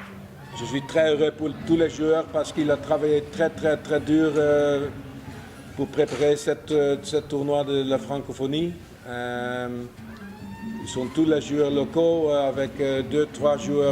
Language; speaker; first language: French; non-native, fluent; Dutch